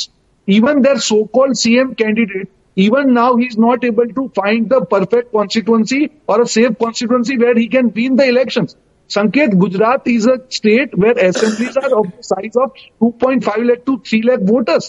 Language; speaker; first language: English; non-native, local second language; Gujarati